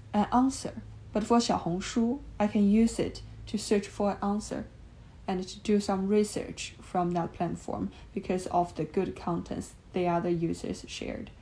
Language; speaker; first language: English; non-native, fluent; Chinese